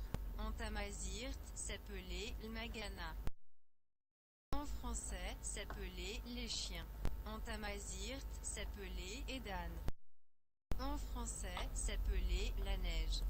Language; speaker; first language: French; non-native, learner; Berber languages